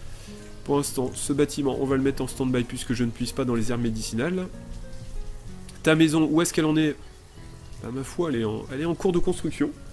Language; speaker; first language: French; native; French